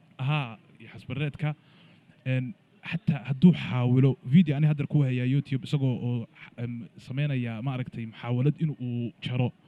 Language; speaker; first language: Somali; early bilingual, heritage; Somali